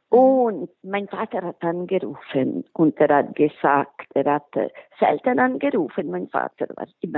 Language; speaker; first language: German; non-native, local second language; Italian